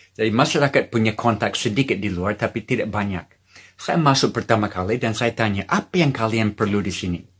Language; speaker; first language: Indonesian; non-native, fluent; English